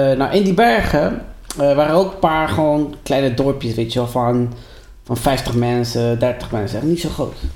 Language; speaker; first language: Dutch; early bilingual, other home language; Spanish